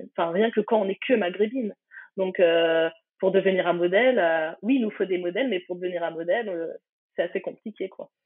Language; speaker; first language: French; early bilingual, other home language; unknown